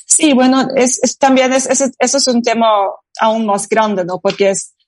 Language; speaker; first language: Spanish; non-native, fluent; Norwegian